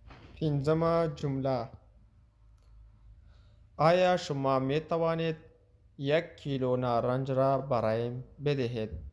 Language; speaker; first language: Persian; non-native, local second language; Pashto